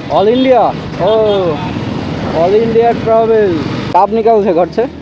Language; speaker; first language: Hindi; non-native, local second language; Bangla